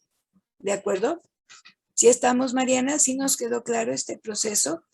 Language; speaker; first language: Spanish; native; Spanish